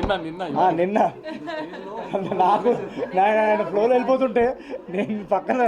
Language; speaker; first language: Telugu; native; Telugu